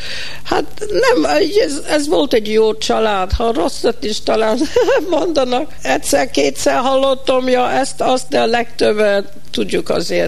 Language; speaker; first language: Hungarian; early bilingual, heritage; Hungarian